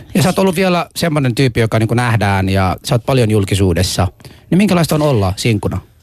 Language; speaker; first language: Finnish; early bilingual, other home language; Somali